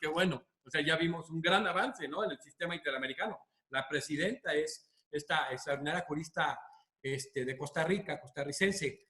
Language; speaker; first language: Spanish; native; Spanish